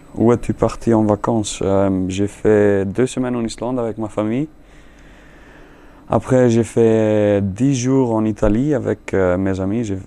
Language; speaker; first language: French; non-native, learner; Icelandic